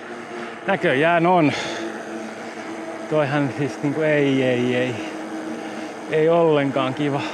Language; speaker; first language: Finnish; native; Finnish